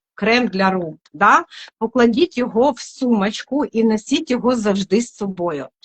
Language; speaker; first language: Ukrainian; non-native, local second language; Russian